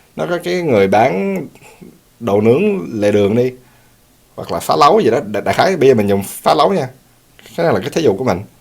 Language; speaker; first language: Vietnamese; early bilingual, heritage; Vietnamese